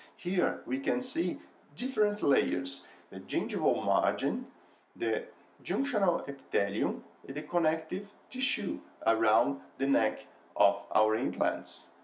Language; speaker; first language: English; non-native, fluent; Portuguese